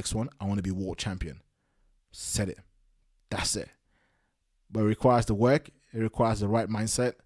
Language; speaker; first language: English; non-native, local second language; Yoruba